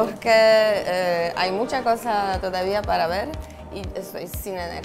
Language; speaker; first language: Spanish; non-native, learner; Polish